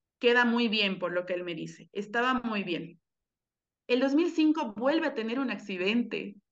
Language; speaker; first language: Spanish; native; Spanish